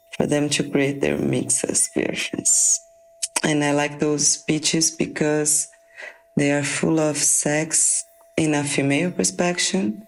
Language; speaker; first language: English; non-native, fluent; Portuguese